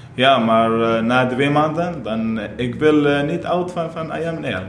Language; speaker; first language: Dutch; non-native, learner; Arabic